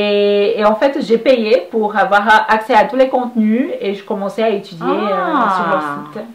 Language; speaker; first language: French; non-native, fluent; Portuguese